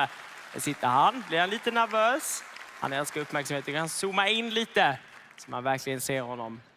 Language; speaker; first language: Swedish; native; Swedish